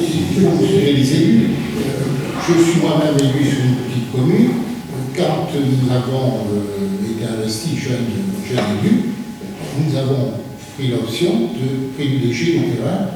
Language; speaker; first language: French; native; French